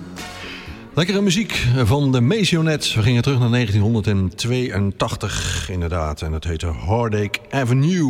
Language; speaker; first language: Dutch; native; Dutch